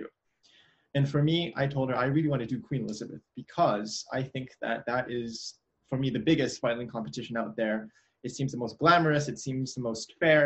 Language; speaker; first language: English; native; English